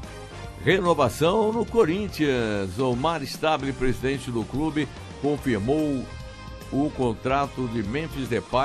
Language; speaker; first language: Portuguese; native; Portuguese